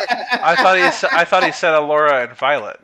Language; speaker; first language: English; native; English